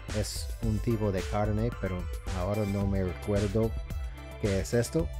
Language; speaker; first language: Spanish; non-native, learner; English